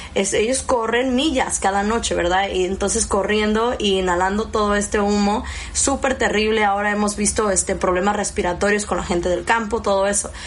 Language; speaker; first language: Spanish; early bilingual, heritage; Spanish